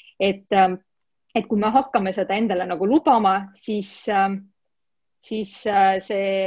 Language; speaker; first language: Estonian; non-native, local second language; Russian